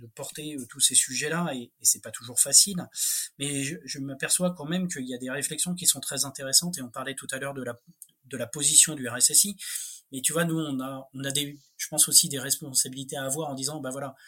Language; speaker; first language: French; native; French